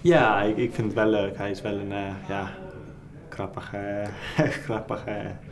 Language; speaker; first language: Dutch; non-native, fluent; Finnish